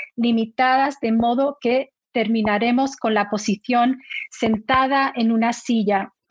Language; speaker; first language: Spanish; early bilingual, heritage; Spanish